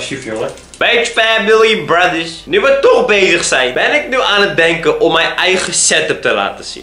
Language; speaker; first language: Dutch; native; Dutch